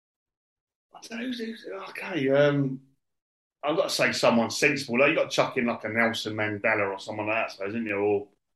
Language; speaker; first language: English; native; English